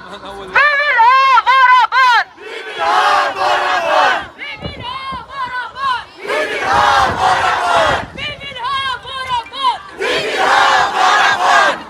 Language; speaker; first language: Swedish; early bilingual, other home language; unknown